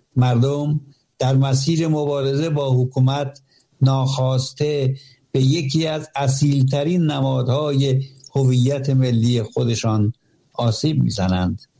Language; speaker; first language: Persian; native; Persian